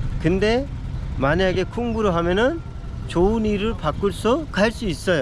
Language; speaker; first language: Korean; non-native, fluent; Hindi